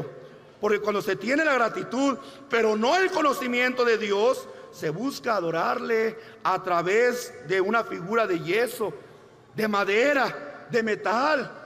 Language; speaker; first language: Spanish; native; Spanish